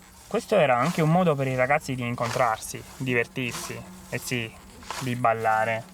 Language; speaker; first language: Italian; native; Italian